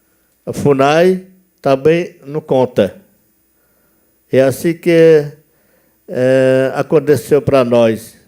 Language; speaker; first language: Portuguese; non-native, local second language; Yanomámi